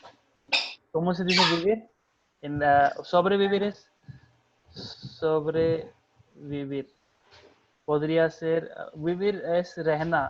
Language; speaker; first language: Spanish; non-native, fluent; Hindi